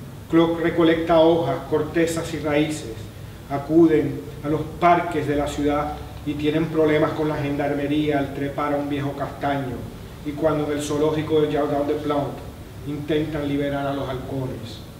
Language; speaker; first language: Spanish; native; Spanish